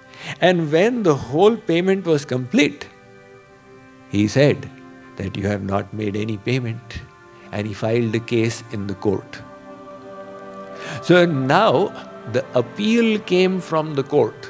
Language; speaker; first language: English; non-native, local second language; Hindi